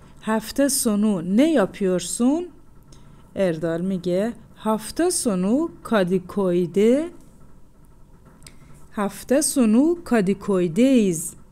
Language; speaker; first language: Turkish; non-native, fluent; Persian